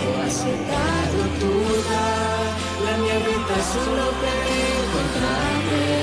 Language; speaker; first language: Italian; non-native, learner; Filipino